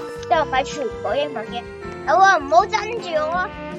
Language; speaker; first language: Chinese; early bilingual, heritage; Cantonese